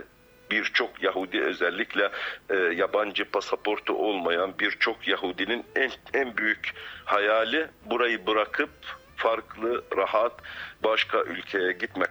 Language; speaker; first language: Turkish; non-native, fluent; Arabic